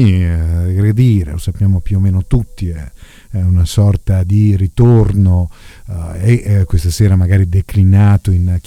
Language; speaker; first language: Italian; native; Italian